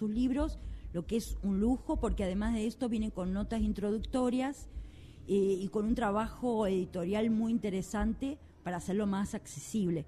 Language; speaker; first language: Spanish; native; Spanish